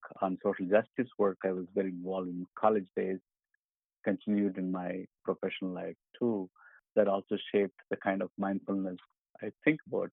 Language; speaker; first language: English; non-native, local second language; Tamil